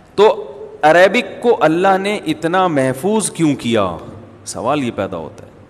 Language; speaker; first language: Urdu; native; Urdu